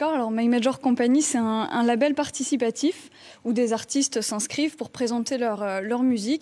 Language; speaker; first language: French; native; French